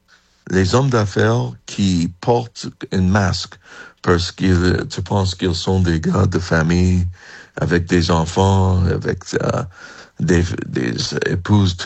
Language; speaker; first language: French; non-native, learner; English